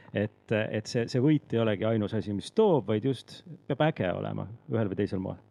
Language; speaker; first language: Estonian; native; Estonian